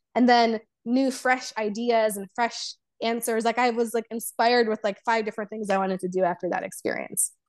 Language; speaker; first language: English; early bilingual, other home language; Polish